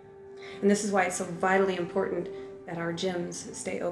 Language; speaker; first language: English; native; English